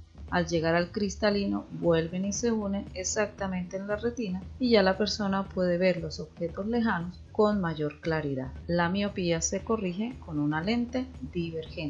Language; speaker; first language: Spanish; native; Spanish